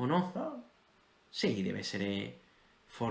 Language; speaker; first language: Italian; non-native, fluent; Spanish